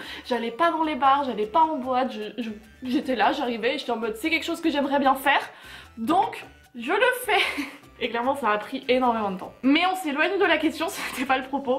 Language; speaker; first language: French; native; French